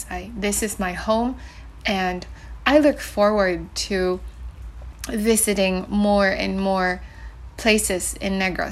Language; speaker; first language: English; non-native, local second language; Cebuano